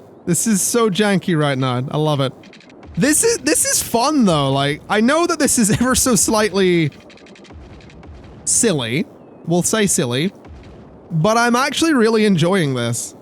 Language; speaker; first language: English; native; English